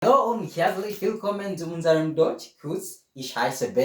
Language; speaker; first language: German; non-native, fluent; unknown